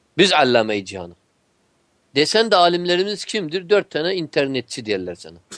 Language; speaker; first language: Turkish; non-native, fluent; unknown